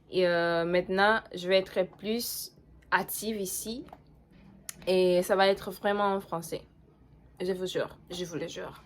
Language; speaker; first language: French; non-native, fluent; Portuguese